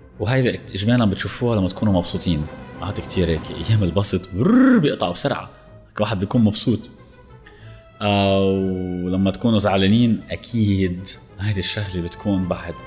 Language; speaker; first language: Arabic; native; Arabic